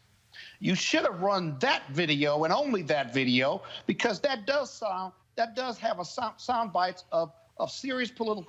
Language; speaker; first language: English; native; English